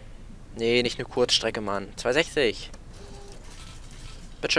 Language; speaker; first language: German; native; German